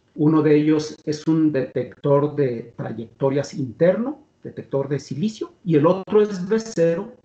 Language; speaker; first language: Spanish; native; Spanish